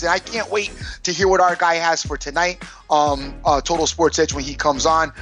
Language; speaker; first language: English; native; English